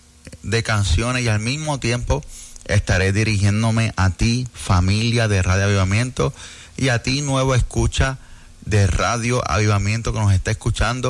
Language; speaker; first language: Spanish; native; Spanish